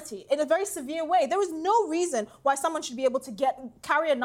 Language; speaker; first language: English; non-native, local second language; Akan